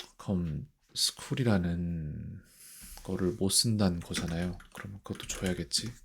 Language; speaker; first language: Korean; native; Korean